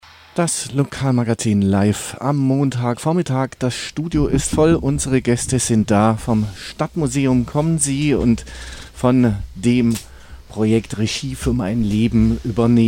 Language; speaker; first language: German; native; German